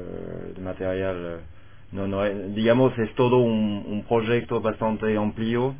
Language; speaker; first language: Spanish; non-native, fluent; French